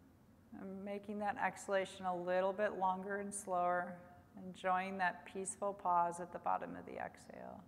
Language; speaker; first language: English; native; English